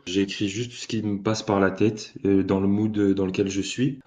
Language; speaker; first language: French; native; French